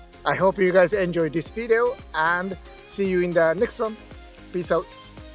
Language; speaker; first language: English; non-native, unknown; Japanese